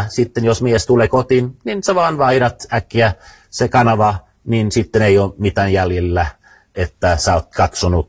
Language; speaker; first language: Finnish; early bilingual, other home language; Swedish